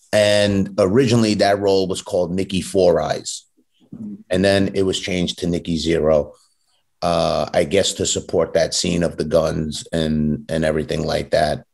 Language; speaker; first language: English; native; English